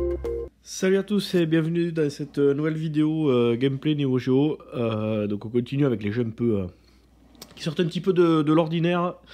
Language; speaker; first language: French; native; French